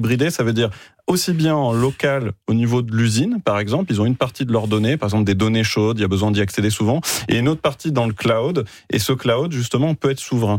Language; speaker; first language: French; native; French